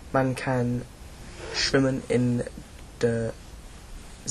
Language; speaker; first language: German; non-native, learner; English